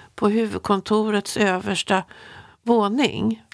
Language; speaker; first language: Swedish; native; Swedish